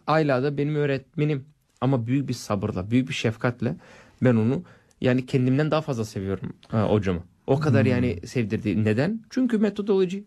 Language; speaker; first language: Turkish; non-native, fluent; English